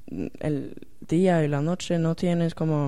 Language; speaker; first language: Spanish; non-native, learner; Swedish